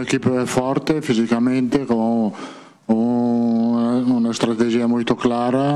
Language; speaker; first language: Portuguese; non-native, fluent; Italian